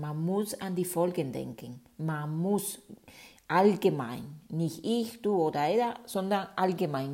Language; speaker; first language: German; non-native, fluent; Spanish